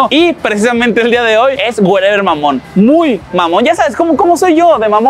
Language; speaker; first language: Spanish; native; Spanish